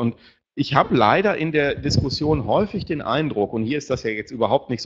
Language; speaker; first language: German; native; German